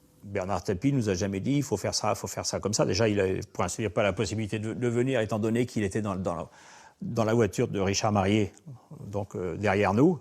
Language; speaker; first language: French; native; French